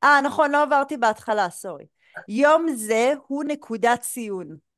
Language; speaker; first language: Hebrew; native; Hebrew